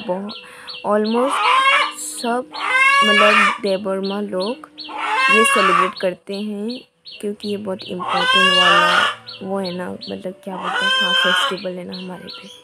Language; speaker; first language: Hindi; non-native, local second language; Kok Borok